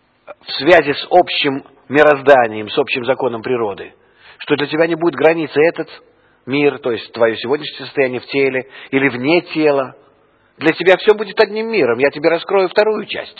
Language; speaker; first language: Russian; non-native, fluent; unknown